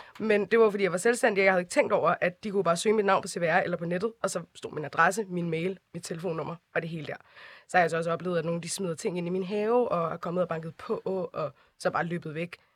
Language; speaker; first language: Danish; early bilingual, other home language; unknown